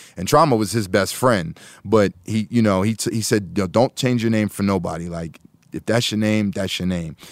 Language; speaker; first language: English; native; English